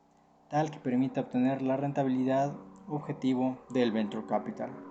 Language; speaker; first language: Spanish; native; Spanish